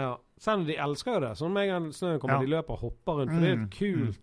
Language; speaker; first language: Norwegian; native; Norwegian